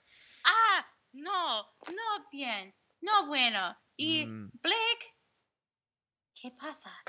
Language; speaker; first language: Spanish; non-native, learner; English